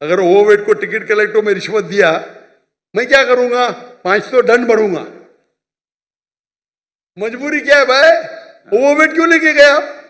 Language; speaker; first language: Hindi; non-native, local second language; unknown